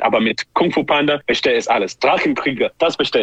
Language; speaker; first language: German; non-native, learner; English